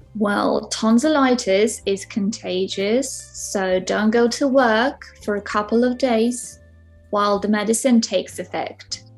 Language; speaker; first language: English; non-native, fluent; Ukrainian